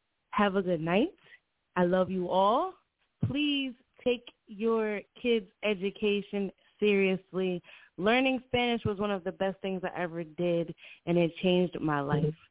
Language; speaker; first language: English; native; English